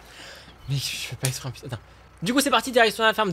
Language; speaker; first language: French; native; French